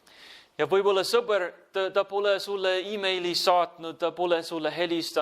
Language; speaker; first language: Estonian; non-native, fluent; English